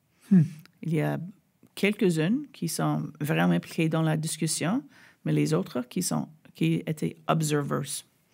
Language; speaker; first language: French; non-native, fluent; English